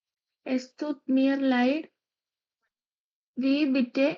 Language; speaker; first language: German; non-native, learner; Malayalam